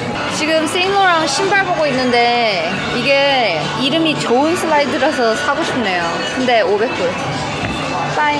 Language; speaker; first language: Korean; early bilingual, heritage; Korean